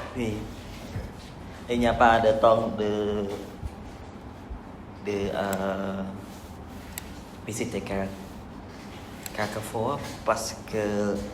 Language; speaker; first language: French; non-native, learner; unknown